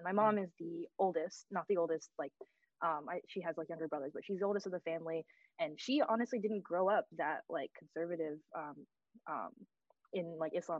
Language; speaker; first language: English; native; English